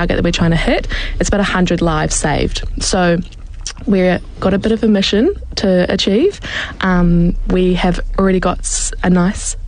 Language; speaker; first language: English; native; English